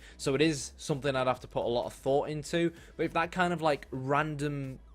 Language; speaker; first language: English; native; English